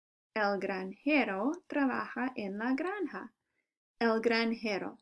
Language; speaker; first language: Spanish; non-native, fluent; English